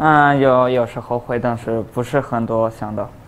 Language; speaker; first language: Chinese; early bilingual, other home language; Spanish